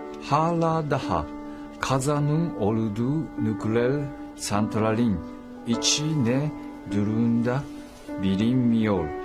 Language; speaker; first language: Turkish; non-native, learner; Japanese